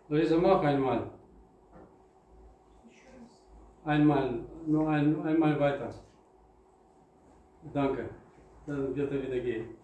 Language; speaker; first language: German; non-native, fluent; Russian